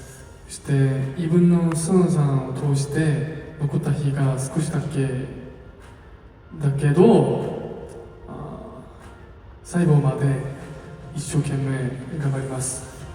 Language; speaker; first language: Japanese; non-native, learner; Korean